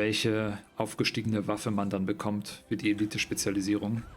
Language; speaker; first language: German; native; German